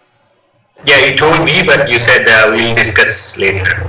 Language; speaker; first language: English; non-native, learner; Telugu